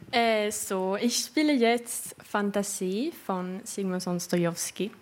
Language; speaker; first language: German; non-native, fluent; Swedish